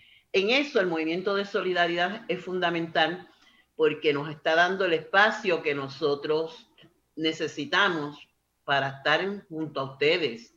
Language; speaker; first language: Spanish; native; Spanish